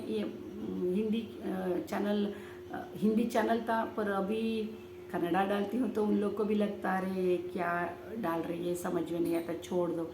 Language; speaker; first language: Hindi; non-native, local second language; Kannada